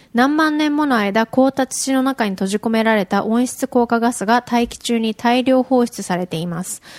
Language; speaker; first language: Japanese; native; Japanese